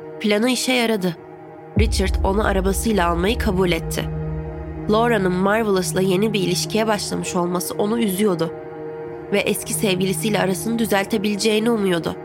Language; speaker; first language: Turkish; native; Turkish